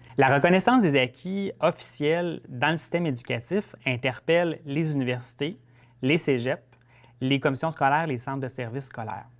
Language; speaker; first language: French; native; French